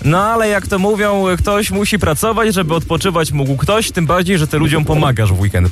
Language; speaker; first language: Polish; native; Polish